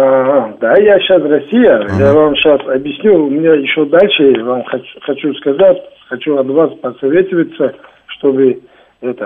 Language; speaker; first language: Russian; non-native, learner; Tajik